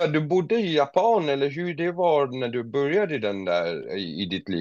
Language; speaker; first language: Swedish; non-native, fluent; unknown